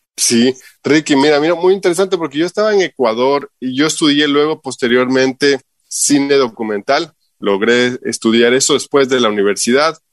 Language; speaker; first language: Spanish; native; Spanish